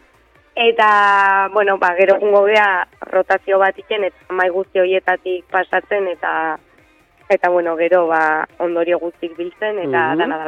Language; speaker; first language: Basque; native; Basque